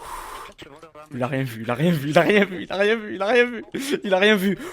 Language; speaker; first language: French; native; French